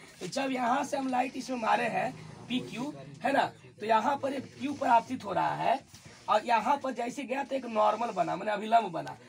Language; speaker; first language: Hindi; native; Hindi